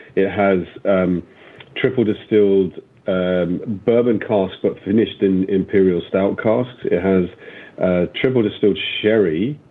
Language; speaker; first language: English; native; English